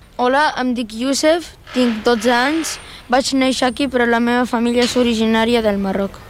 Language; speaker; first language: Catalan; early bilingual, other home language; Arabic